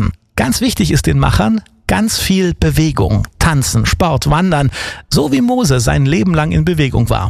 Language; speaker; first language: German; native; German